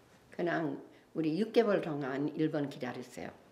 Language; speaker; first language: Korean; non-native, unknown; English